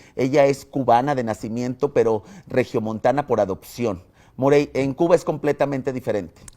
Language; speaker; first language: Spanish; native; Spanish